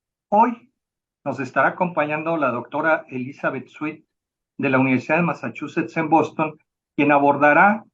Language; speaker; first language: Spanish; native; Spanish